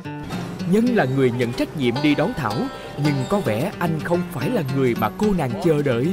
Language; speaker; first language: Vietnamese; native; Vietnamese